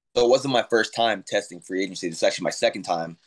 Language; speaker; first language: English; native; English